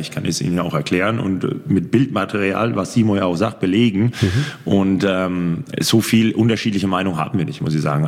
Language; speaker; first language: German; native; German